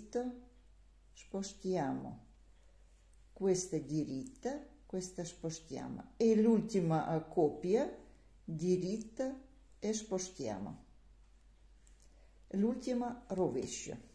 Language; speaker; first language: Italian; non-native, learner; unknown